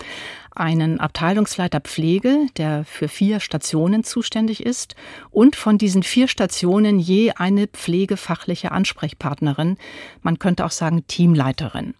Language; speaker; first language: German; native; German